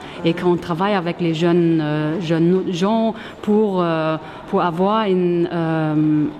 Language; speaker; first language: French; non-native, fluent; German